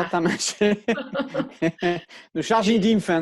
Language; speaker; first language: Portuguese; non-native, fluent; French